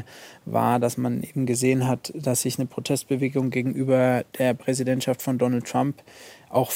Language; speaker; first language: German; native; German